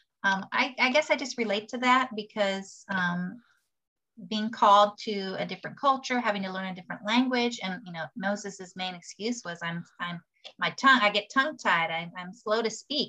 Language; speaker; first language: English; native; English